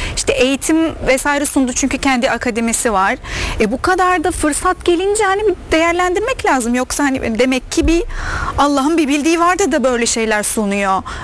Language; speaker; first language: Turkish; non-native, fluent; Arabic